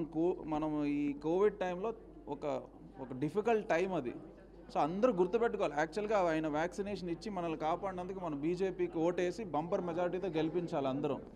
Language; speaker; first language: Telugu; native; Telugu